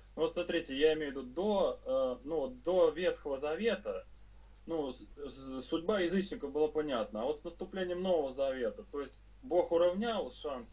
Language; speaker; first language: Russian; native; Russian